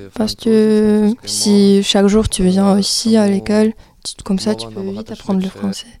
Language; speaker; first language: French; early bilingual, other home language; Ukrainian